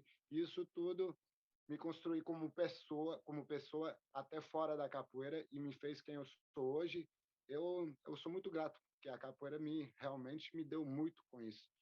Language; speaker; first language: Portuguese; non-native, fluent; French